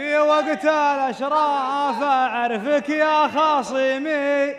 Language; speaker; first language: Arabic; native; Arabic